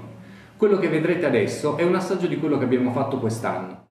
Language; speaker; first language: Italian; native; Italian